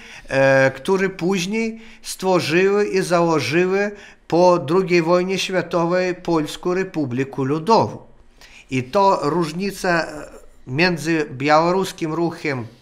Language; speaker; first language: Polish; non-native, learner; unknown